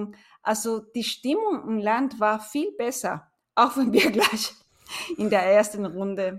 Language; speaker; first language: German; non-native, fluent; Spanish